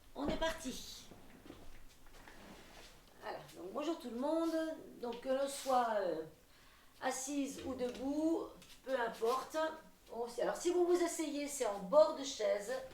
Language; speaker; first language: French; native; French